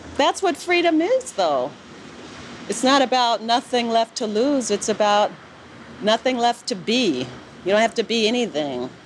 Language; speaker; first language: English; native; English